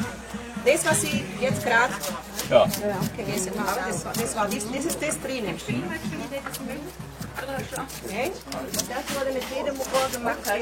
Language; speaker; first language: German; non-native, fluent; French